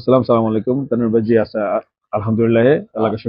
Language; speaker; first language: Hindi; non-native, local second language; Bangla